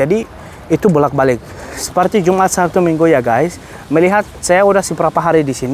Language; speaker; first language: Indonesian; non-native, fluent; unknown